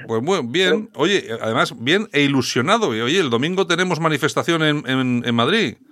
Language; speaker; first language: Spanish; native; Spanish